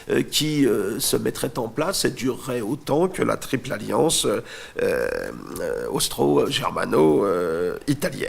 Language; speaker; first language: French; native; French